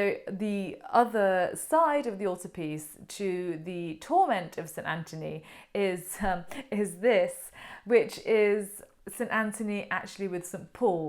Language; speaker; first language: English; native; English